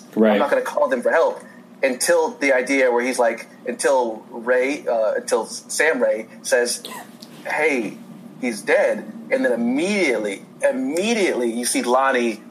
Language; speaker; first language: English; native; English